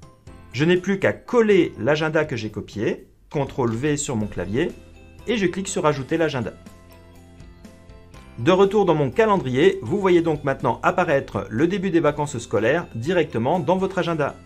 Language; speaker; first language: French; native; French